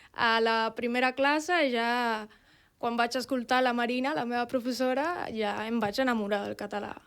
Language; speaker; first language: Catalan; non-native, fluent; Spanish